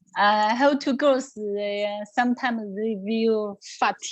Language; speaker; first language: English; non-native, learner; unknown